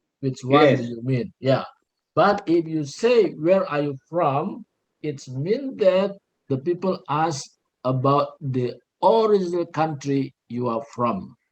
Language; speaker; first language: English; non-native, learner; Indonesian